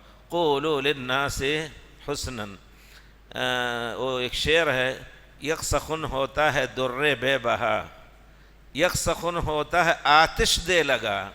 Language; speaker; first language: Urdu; native; Urdu